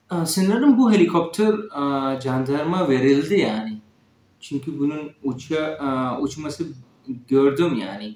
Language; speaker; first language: Turkish; non-native, fluent; Urdu